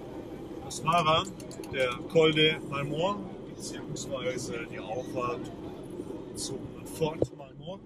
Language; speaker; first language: German; native; German